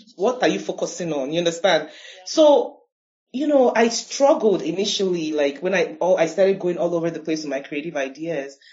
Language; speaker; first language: English; non-native, local second language; Igbo